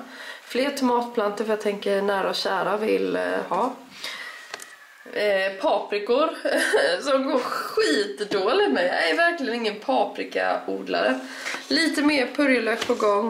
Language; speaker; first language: Swedish; native; Swedish